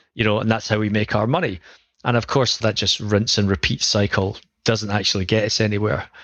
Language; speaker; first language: English; native; English